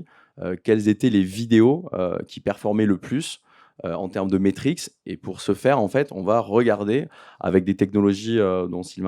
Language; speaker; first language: French; native; French